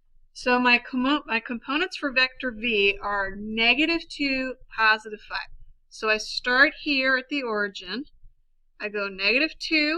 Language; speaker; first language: English; native; English